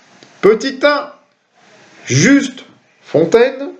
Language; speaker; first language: French; native; French